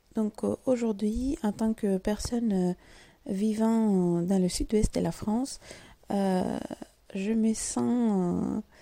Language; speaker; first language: French; non-native, fluent; Greek